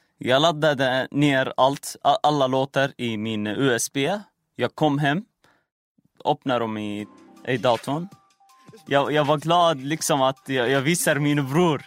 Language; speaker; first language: Swedish; non-native, fluent; Arabic